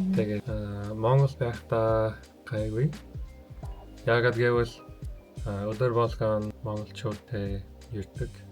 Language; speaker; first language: Mongolian; non-native, learner; English